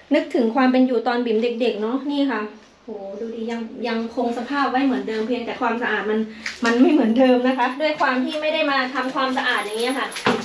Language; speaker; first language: Thai; non-native, local second language; Khmer